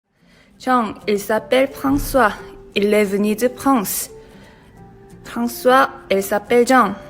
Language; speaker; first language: French; non-native, learner; Korean